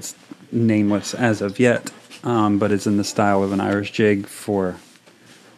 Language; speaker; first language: English; native; English